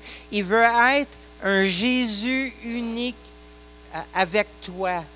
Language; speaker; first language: French; non-native, local second language; English